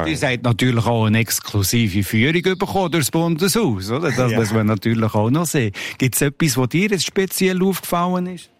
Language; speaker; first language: German; native; German